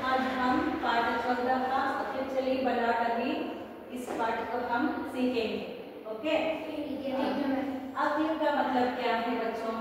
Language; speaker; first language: Hindi; non-native, local second language; Kannada